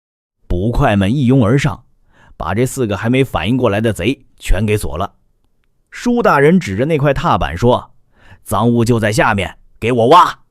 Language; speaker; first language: Chinese; native; Chinese